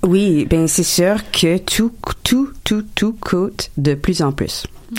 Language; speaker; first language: French; non-native, local second language; English